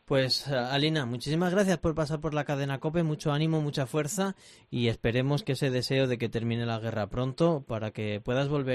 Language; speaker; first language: Spanish; native; Spanish